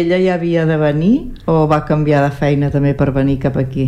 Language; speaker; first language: Catalan; native; Catalan